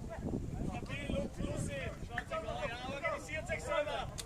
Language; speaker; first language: German; native; German